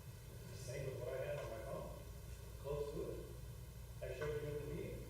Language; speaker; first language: English; native; English